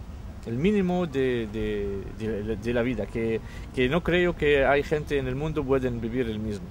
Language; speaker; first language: Spanish; non-native, fluent; Arabic